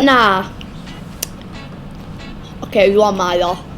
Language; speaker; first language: Welsh; non-native, local second language; English